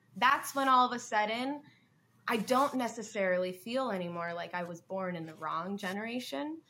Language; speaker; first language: English; native; English